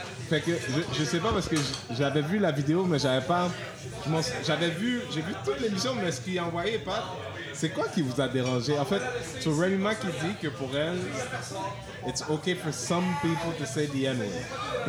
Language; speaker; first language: French; native; French